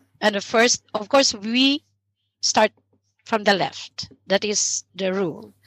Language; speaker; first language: English; non-native, local second language; Filipino